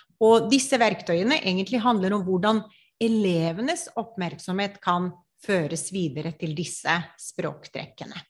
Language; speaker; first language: Norwegian; non-native, fluent; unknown